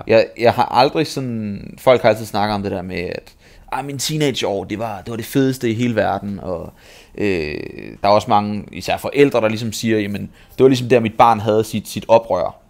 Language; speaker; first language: Danish; native; Danish